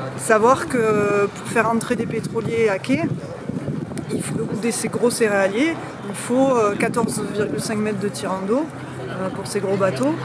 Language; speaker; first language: French; native; French